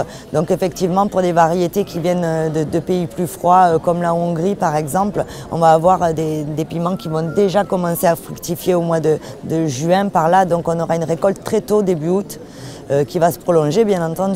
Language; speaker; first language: French; native; French